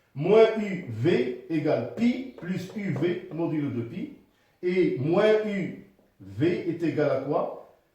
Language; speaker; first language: French; non-native, local second language; Arabic